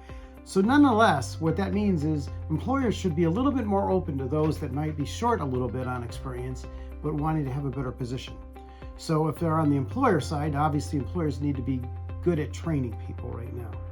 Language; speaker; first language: English; native; English